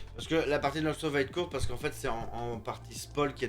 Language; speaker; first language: French; native; French